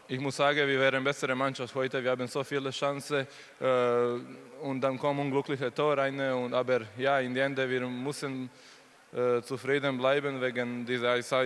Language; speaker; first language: German; non-native, learner; Croatian